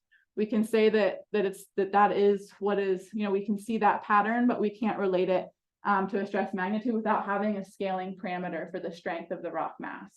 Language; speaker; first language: English; native; English